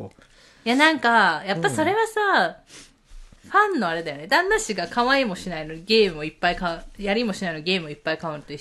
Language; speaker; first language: Japanese; native; Japanese